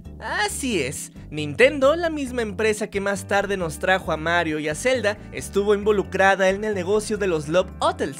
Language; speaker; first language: Spanish; native; Spanish